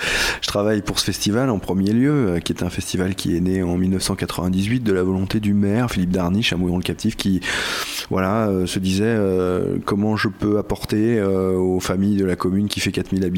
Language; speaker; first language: French; native; French